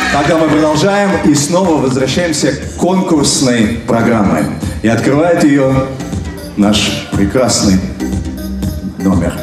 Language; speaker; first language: Russian; native; Russian